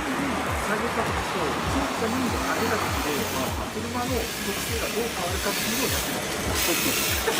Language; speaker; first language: Japanese; native; Japanese